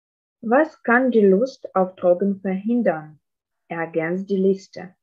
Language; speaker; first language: German; non-native, fluent; Russian